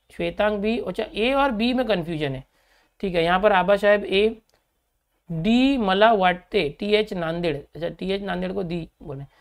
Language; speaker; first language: Hindi; native; Hindi